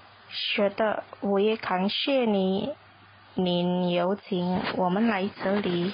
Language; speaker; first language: Chinese; non-native, learner; Indonesian